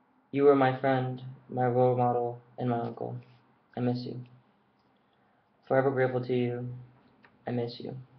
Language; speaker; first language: English; native; English